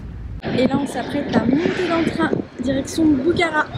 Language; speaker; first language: French; native; French